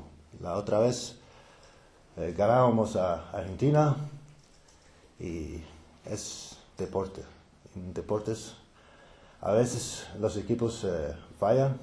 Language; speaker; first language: Spanish; non-native, learner; Danish